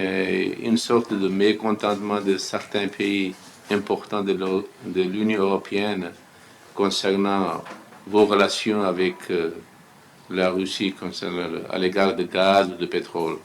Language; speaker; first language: French; non-native, learner; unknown